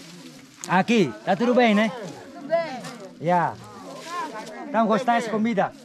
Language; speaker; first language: Portuguese; non-native, learner; Vietnamese